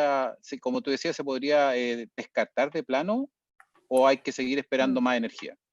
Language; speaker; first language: Spanish; native; Spanish